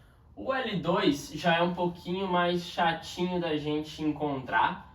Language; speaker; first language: Portuguese; native; Portuguese